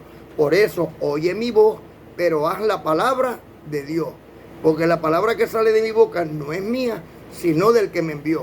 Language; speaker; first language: Spanish; native; Spanish